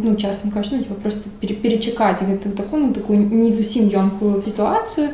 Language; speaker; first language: Belarusian; non-native, local second language; Russian